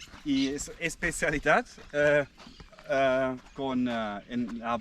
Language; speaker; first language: Spanish; non-native, learner; German